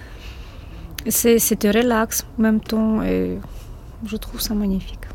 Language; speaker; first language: French; non-native, fluent; Ukrainian